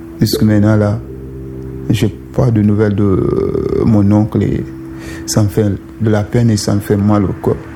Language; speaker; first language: French; non-native, local second language; Susu